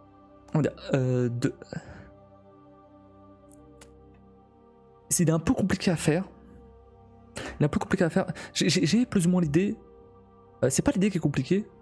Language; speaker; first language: French; native; French